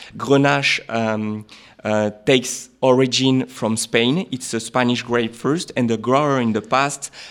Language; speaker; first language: English; non-native, fluent; French